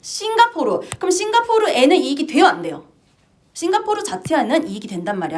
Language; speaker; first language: Korean; native; Korean